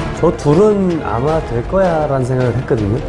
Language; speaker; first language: Korean; non-native, learner; English